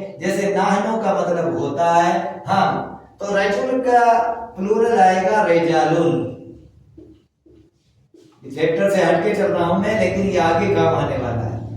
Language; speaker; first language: Urdu; native; Urdu